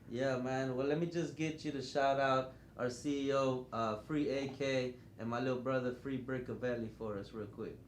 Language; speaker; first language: English; native; English